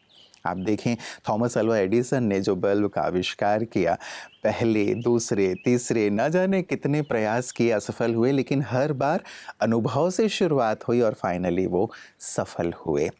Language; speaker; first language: Hindi; native; Hindi